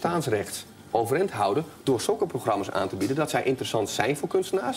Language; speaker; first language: Dutch; native; Dutch